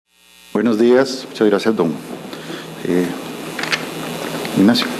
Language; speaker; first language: Spanish; native; Spanish